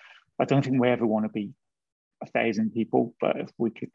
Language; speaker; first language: English; native; English